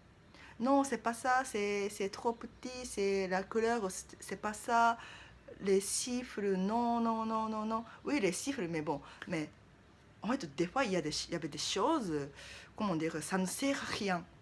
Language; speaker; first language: French; non-native, learner; Japanese